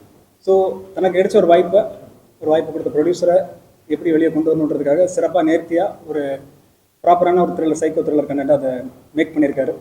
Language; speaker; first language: Tamil; native; Tamil